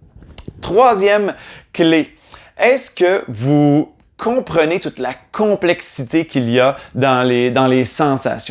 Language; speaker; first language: French; native; French